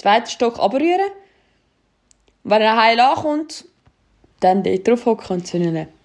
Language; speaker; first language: German; native; German